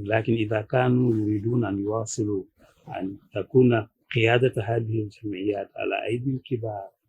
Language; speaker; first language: Arabic; non-native, fluent; Wolof